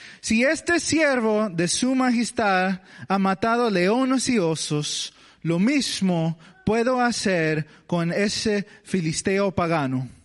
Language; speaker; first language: Spanish; early bilingual, heritage; English